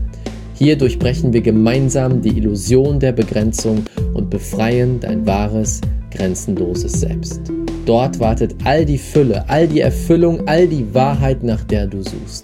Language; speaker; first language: German; native; German